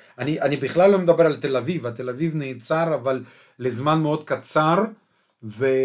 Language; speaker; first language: Hebrew; non-native, fluent; Russian